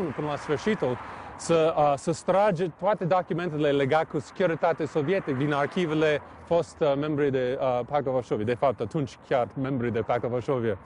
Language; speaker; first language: Romanian; non-native, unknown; English